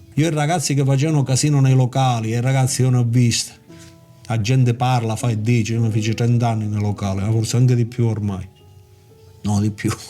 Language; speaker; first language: Italian; native; Italian